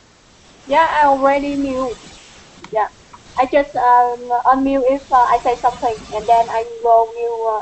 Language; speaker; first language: English; non-native, learner; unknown